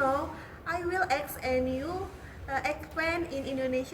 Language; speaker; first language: English; non-native, learner; Indonesian